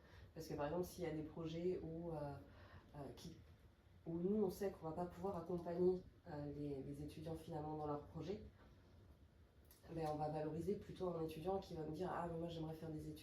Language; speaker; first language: French; native; French